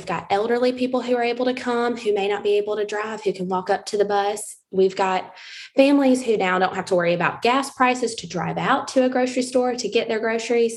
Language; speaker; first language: English; native; English